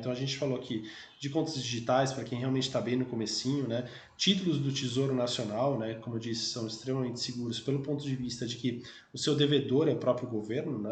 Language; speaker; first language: Portuguese; native; Portuguese